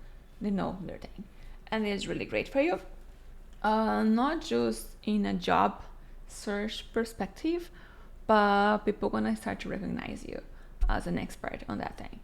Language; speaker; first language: English; non-native, fluent; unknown